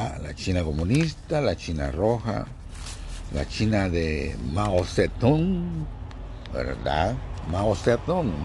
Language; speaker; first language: Spanish; native; Spanish